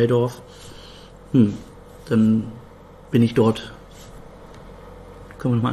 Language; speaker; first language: German; native; German